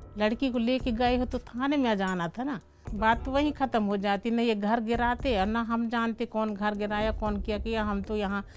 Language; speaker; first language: Hindi; native; Hindi